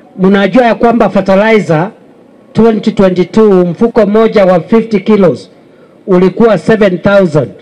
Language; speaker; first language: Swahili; non-native, local second language; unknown